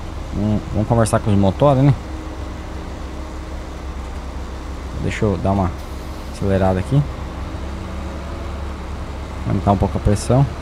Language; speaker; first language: Portuguese; native; Portuguese